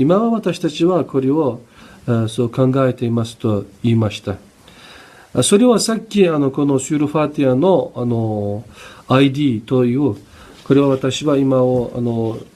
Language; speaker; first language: Japanese; non-native, fluent; Uyghur